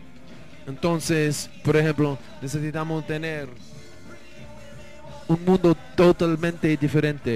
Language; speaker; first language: Spanish; non-native, learner; English